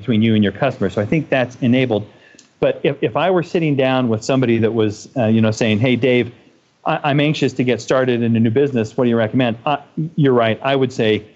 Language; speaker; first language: English; native; English